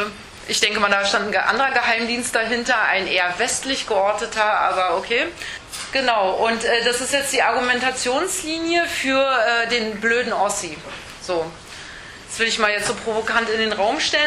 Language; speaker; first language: German; native; German